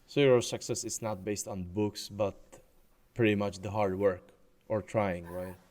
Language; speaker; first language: English; non-native, fluent; Czech